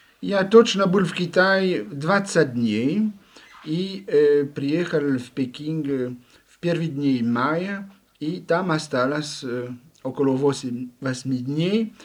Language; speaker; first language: Russian; non-native, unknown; French